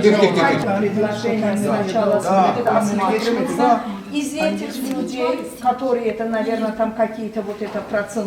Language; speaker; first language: Russian; non-native, learner; Azerbaijani